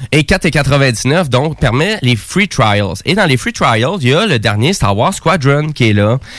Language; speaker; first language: French; native; French